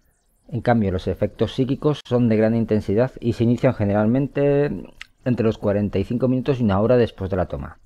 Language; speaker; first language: Spanish; native; Spanish